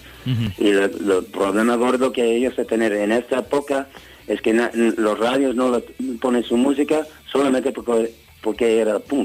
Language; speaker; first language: Spanish; non-native, learner; English